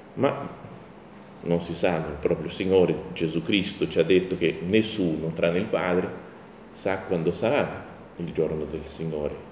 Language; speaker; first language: Italian; non-native, fluent; Portuguese